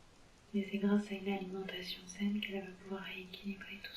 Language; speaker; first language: French; native; French